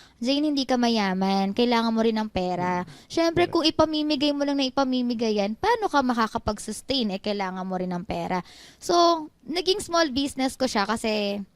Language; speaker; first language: Filipino; native; Filipino